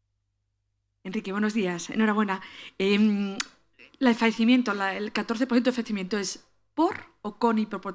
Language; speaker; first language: Spanish; native; Spanish